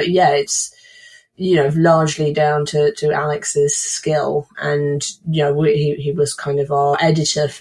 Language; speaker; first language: English; native; English